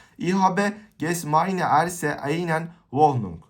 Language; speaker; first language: German; non-native, learner; Turkish